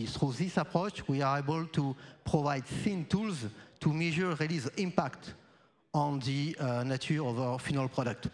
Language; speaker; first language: English; non-native, fluent; French